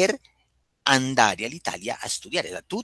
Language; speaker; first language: Italian; non-native, fluent; Spanish